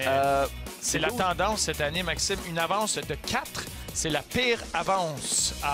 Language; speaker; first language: French; native; French